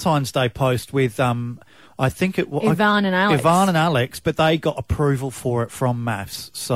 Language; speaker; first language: English; native; English